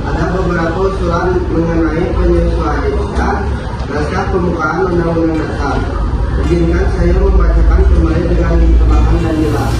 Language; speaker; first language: Indonesian; native; Indonesian